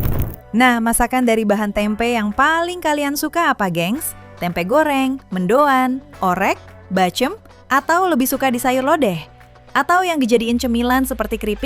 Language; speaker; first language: Indonesian; native; Indonesian